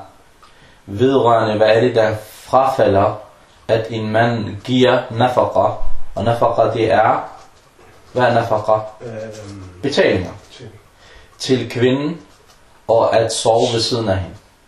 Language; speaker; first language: Danish; non-native, fluent; Arabic